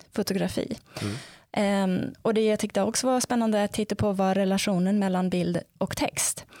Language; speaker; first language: Swedish; non-native, fluent; English